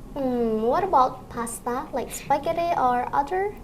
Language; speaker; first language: English; non-native, learner; Indonesian